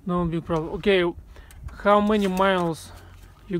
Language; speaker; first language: English; non-native, learner; Russian